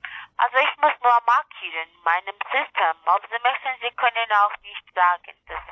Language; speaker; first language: German; non-native, learner; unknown